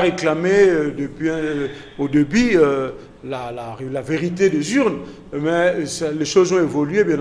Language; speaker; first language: French; non-native, local second language; Lingala